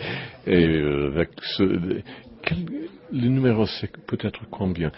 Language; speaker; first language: French; non-native, learner; English